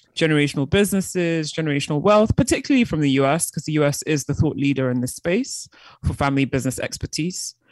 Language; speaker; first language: English; early bilingual, other home language; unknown